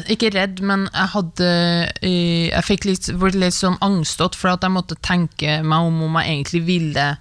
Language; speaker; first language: Norwegian; native; Norwegian